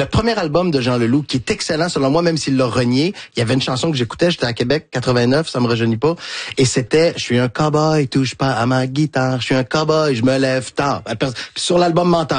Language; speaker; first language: French; native; French